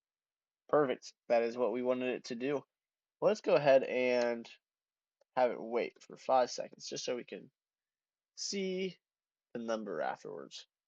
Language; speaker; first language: English; native; English